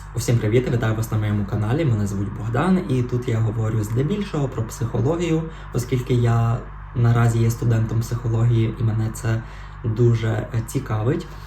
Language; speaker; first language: Ukrainian; non-native, local second language; Russian